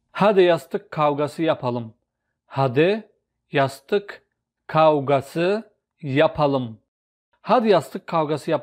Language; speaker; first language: Turkish; non-native, fluent; Urdu